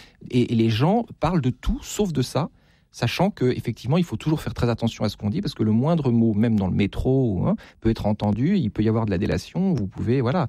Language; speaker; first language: French; native; French